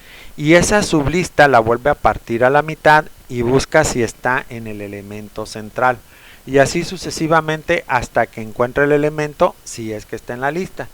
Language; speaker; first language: Spanish; native; Spanish